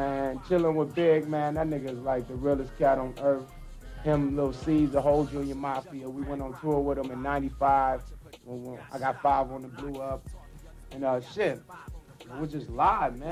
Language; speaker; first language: English; native; English